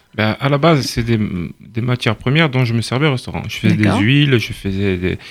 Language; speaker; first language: French; native; French